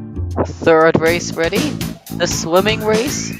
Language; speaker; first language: English; native; English